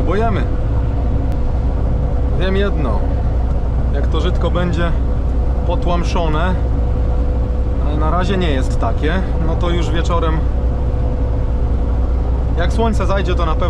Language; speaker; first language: Polish; native; Polish